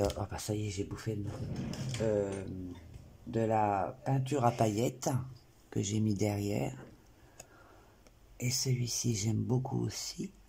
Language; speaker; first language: French; native; French